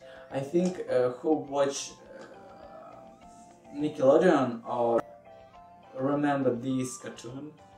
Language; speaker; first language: English; non-native, learner; Russian